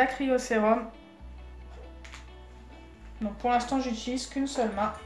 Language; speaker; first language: French; native; French